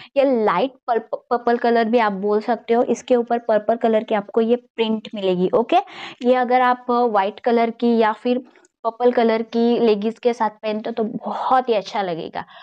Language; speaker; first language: Hindi; non-native, local second language; Marathi